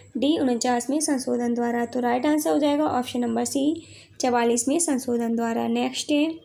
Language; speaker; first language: Hindi; native; Hindi